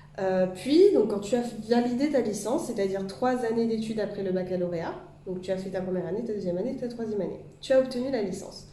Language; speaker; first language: French; native; French